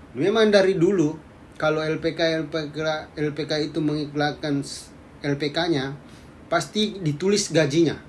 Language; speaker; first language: Indonesian; native; Indonesian